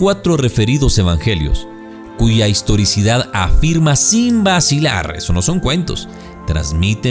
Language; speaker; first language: Spanish; native; Spanish